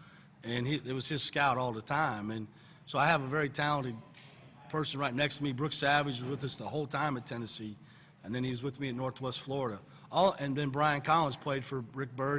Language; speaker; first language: English; native; English